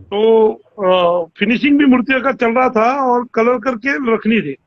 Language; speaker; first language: Hindi; non-native, fluent; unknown